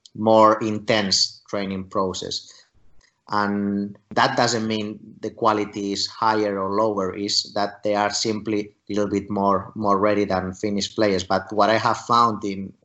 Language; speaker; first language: English; non-native, fluent; Spanish